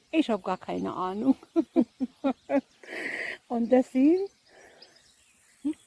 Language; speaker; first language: German; non-native, learner; Persian